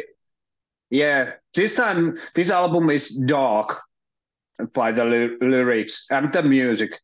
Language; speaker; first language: English; non-native, learner; Finnish